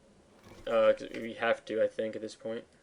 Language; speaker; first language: English; native; English